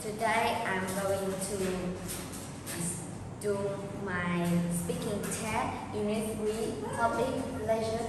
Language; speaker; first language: English; non-native, learner; Vietnamese